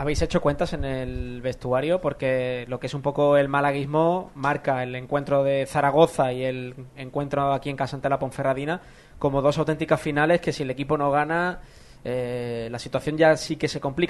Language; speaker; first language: Spanish; native; Spanish